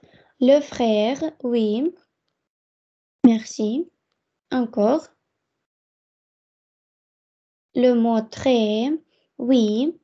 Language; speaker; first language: French; non-native, fluent; Russian